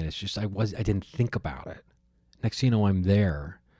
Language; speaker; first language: English; native; English